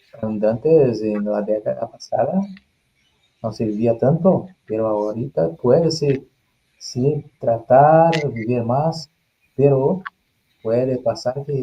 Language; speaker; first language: Spanish; non-native, learner; Portuguese